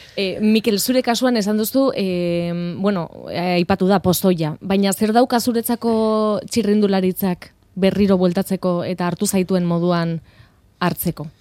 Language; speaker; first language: Basque; native; Basque